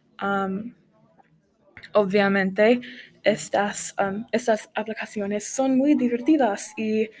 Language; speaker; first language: Spanish; non-native, learner; English